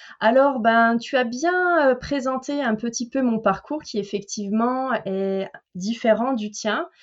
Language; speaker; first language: French; native; French